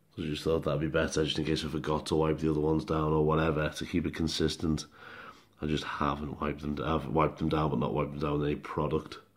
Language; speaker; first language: English; native; English